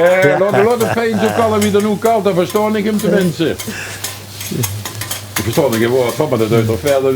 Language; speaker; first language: Dutch; native; Dutch